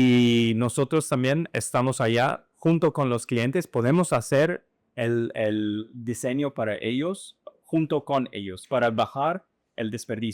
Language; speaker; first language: Spanish; non-native, fluent; English